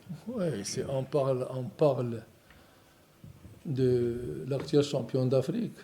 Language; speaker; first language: French; non-native, local second language; Arabic